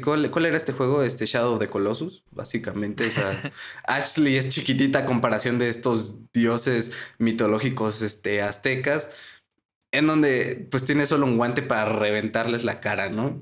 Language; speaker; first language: Spanish; native; Spanish